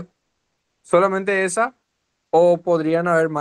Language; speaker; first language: Spanish; native; Spanish